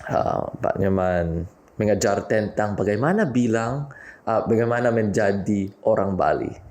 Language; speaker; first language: Indonesian; non-native, learner; English